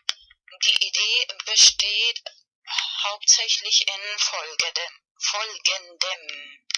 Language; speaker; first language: German; non-native, learner; Spanish